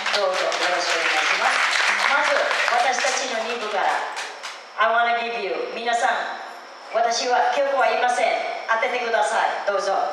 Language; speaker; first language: Japanese; early bilingual, other home language; Filipino